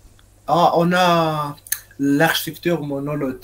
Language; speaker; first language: French; non-native, local second language; Arabic